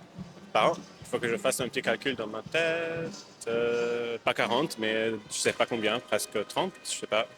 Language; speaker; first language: French; non-native, fluent; Arabic